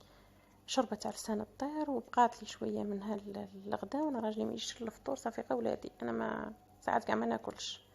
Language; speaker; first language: Arabic; native; Arabic